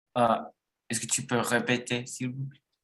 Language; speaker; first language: French; non-native, learner; Spanish